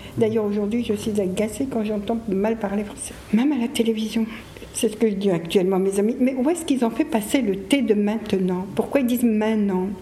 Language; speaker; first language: French; early bilingual, other home language; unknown